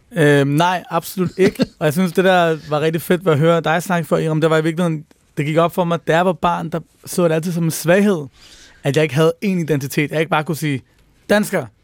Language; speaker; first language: Danish; early bilingual, other home language; Persian